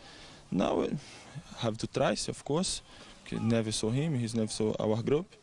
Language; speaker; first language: English; non-native, learner; Portuguese